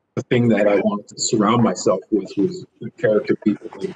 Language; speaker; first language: English; native; English